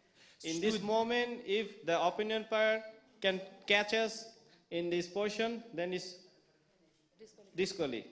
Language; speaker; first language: English; non-native, local second language; Bangla